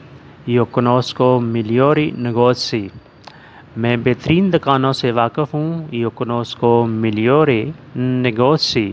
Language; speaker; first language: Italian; non-native, learner; Urdu